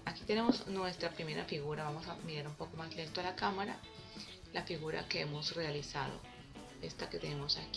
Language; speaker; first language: Spanish; native; Spanish